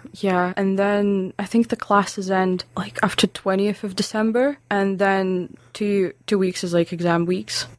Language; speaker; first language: English; non-native, fluent; Lithuanian